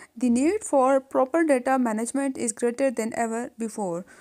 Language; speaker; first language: English; non-native, local second language; Urdu